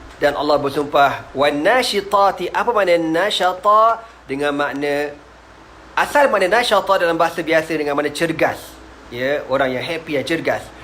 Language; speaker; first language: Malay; native; Malay